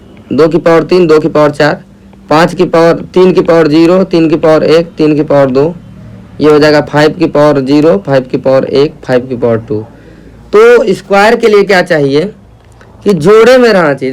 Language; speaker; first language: Hindi; native; Hindi